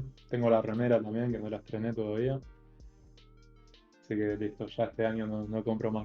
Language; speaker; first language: Spanish; native; Spanish